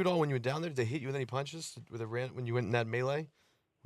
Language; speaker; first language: English; native; English